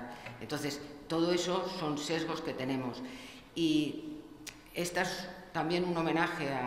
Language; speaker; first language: Spanish; native; Spanish